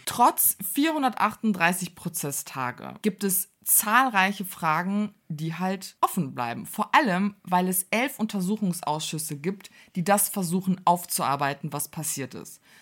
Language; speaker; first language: German; early bilingual, other home language; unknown